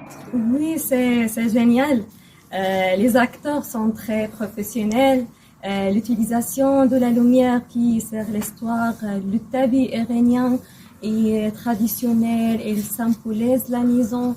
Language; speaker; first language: French; non-native, learner; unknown